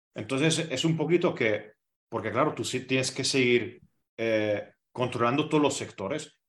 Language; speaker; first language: Spanish; non-native, fluent; Hungarian